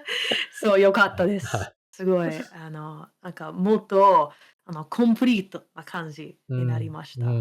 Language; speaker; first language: Japanese; non-native, fluent; English